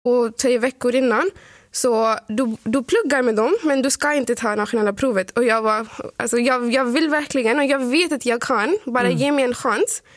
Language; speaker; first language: Swedish; non-native, fluent; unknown